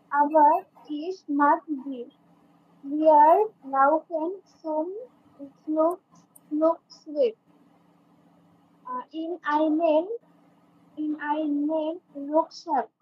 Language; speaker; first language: German; non-native, learner; Bangla